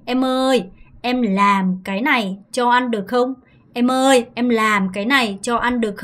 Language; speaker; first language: Vietnamese; non-native, fluent; Korean